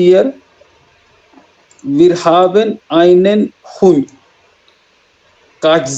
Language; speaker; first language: German; non-native, learner; Hindi